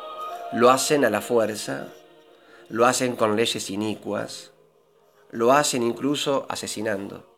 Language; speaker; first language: Spanish; native; Spanish